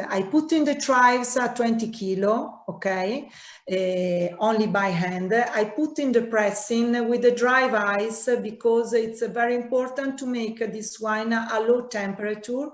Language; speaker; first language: English; non-native, learner; Italian